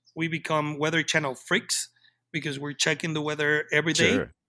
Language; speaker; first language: English; non-native, fluent; Spanish